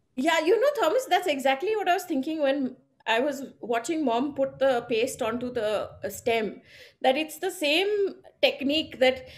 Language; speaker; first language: English; non-native, local second language; Gujarati